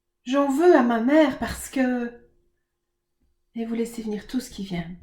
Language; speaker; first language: French; native; French